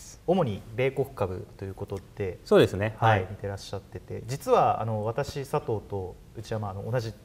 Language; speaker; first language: Japanese; native; Japanese